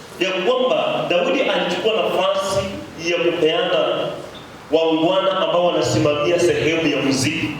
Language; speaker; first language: Swahili; native; Swahili